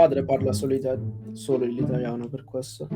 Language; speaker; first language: Italian; early bilingual, heritage; Italian